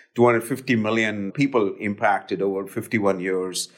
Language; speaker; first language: English; non-native, local second language; Hindi